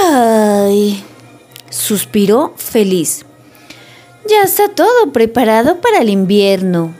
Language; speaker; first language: Spanish; native; Spanish